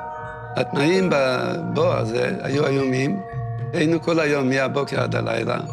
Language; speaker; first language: Hebrew; non-native, fluent; Yiddish